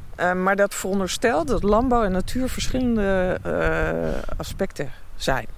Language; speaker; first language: Dutch; native; Dutch